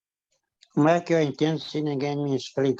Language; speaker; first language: Portuguese; native; Portuguese